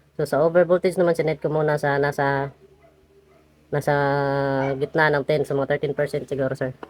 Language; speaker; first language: Filipino; non-native, local second language; Cebuano